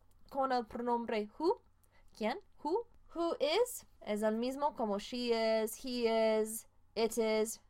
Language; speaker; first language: Spanish; non-native, fluent; English